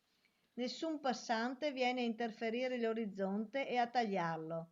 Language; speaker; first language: Italian; native; Italian